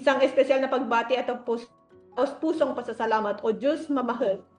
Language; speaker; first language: Filipino; non-native, local second language; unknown